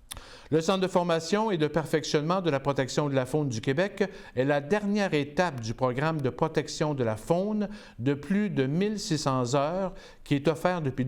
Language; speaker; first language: French; native; French